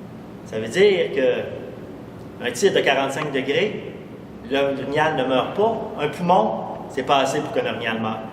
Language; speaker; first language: French; native; French